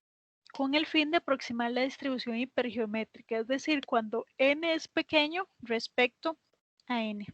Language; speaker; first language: Spanish; native; Spanish